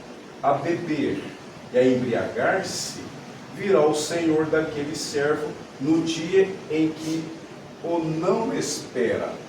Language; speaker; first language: Portuguese; native; Portuguese